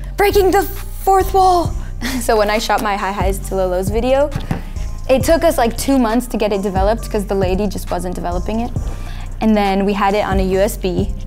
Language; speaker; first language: English; native; English